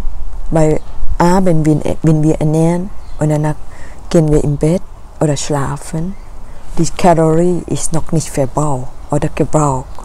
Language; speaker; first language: German; non-native, learner; Thai